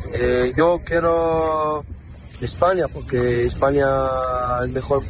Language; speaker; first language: Spanish; non-native, learner; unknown